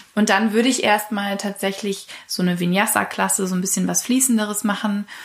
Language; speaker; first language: German; native; German